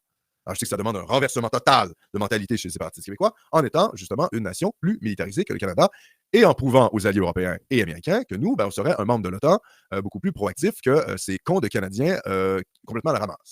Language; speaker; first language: French; native; French